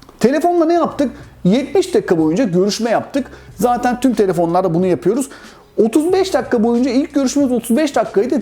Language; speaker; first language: Turkish; native; Turkish